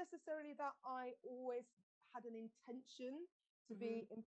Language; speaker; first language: English; native; English